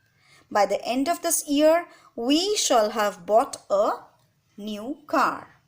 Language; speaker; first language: English; non-native, local second language; Hindi